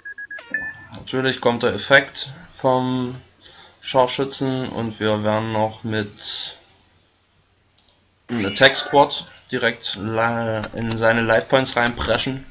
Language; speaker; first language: German; native; German